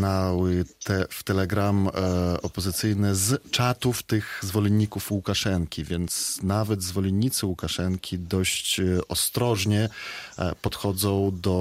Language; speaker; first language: Polish; non-native, fluent; Belarusian